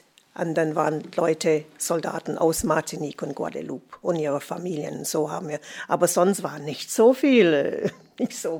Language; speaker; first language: German; non-native, fluent; English